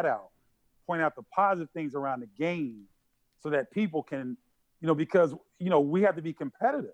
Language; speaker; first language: English; native; English